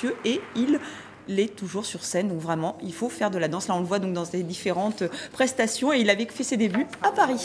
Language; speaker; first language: French; native; French